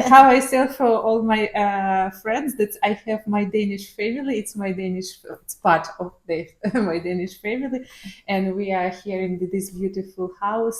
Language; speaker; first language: English; non-native, learner; Ukrainian